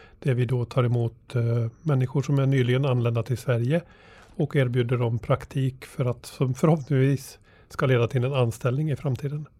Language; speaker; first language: Swedish; native; Swedish